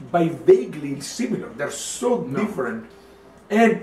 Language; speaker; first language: English; non-native, fluent; Italian